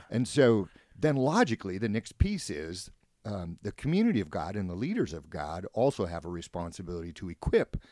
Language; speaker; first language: English; native; English